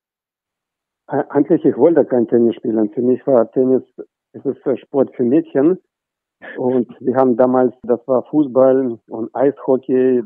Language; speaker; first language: German; non-native, fluent; Russian